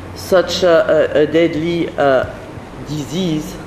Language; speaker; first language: English; non-native, fluent; French